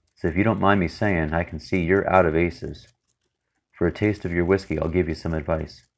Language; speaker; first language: English; native; English